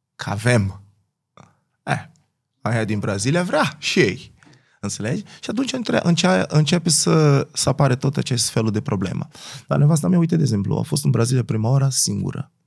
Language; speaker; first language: Romanian; non-native, fluent; Portuguese